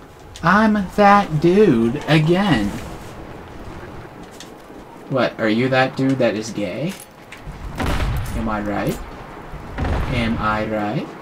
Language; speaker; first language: English; native; English